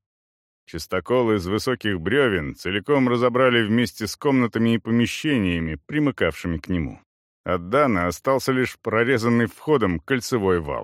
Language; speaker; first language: Russian; native; Russian